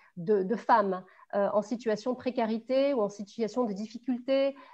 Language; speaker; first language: French; native; French